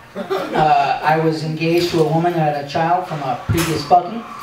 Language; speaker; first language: English; native; English